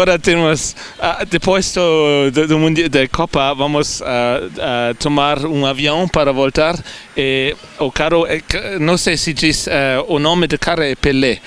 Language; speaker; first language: Portuguese; non-native, fluent; German